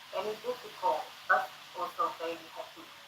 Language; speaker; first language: English; non-native, learner; Thai